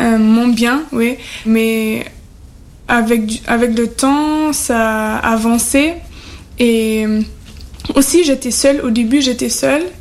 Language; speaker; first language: French; non-native, learner; German